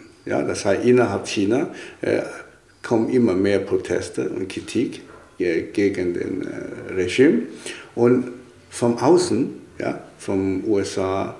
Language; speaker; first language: German; non-native, fluent; Chinese